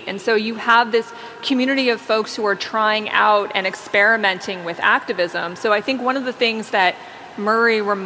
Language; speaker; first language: English; native; English